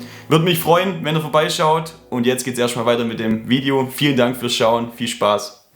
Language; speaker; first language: German; native; German